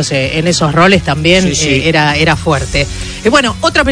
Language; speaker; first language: Spanish; native; Spanish